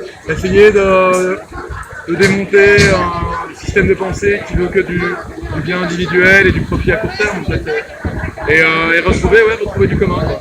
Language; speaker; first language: French; native; French